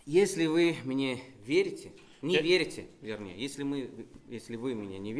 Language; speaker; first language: Russian; non-native, fluent; Spanish